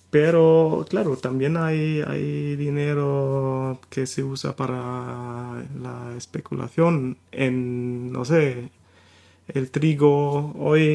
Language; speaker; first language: Spanish; non-native, fluent; German